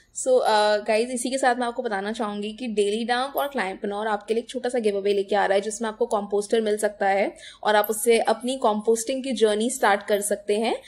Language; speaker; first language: Hindi; native; Hindi